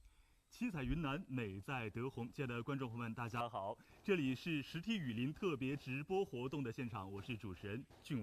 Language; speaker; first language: Chinese; native; Chinese